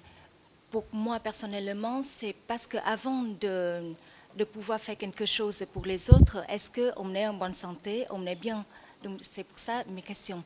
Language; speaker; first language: French; non-native, fluent; Vietnamese